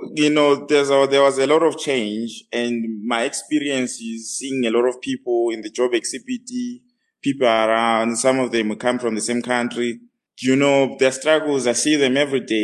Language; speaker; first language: English; non-native, local second language; North Ndebele